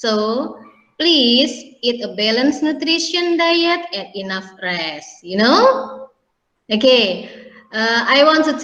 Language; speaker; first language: English; non-native, learner; Indonesian